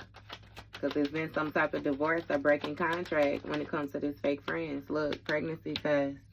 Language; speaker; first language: English; native; English